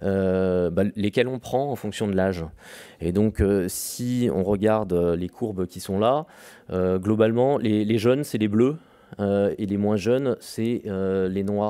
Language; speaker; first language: French; native; French